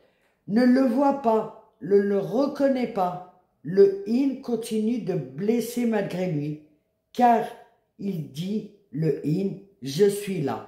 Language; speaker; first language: French; native; French